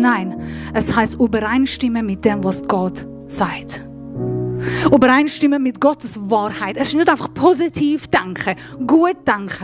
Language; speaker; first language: German; non-native, fluent; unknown